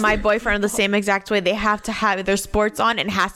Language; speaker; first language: English; native; English